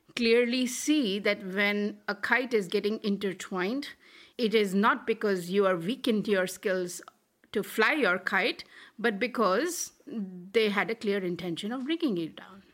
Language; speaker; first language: English; non-native, local second language; Hindi